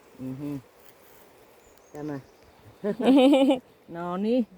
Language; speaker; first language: Finnish; non-native, learner; Thai